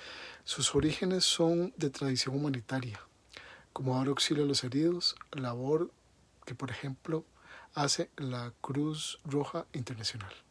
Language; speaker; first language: Spanish; native; Spanish